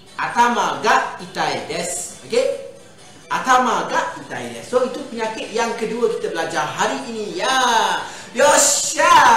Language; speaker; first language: Malay; native; Malay